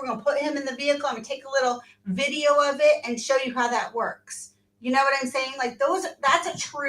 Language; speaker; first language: English; native; English